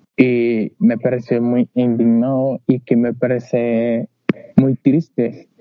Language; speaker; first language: Spanish; non-native, learner; Wolof